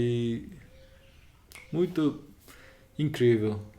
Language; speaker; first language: Portuguese; non-native, learner; Russian